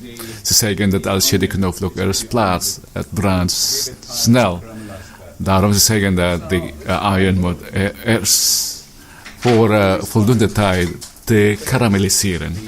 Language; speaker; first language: Dutch; non-native, fluent; Filipino